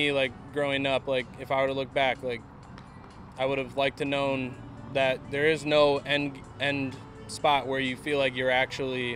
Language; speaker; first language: English; native; English